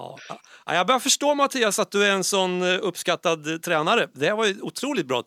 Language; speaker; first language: Swedish; native; Swedish